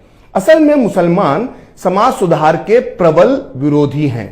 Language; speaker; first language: Hindi; native; Hindi